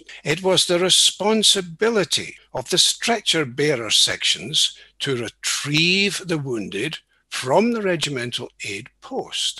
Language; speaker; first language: English; native; English